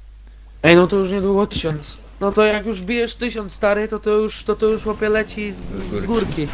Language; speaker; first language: Polish; native; Polish